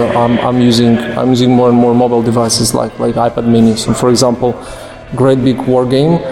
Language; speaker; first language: English; non-native, fluent; Polish